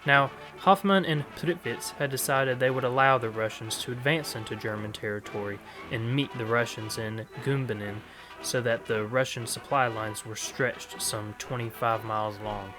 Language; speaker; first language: English; native; English